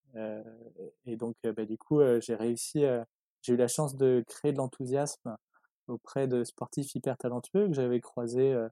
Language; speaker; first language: French; native; French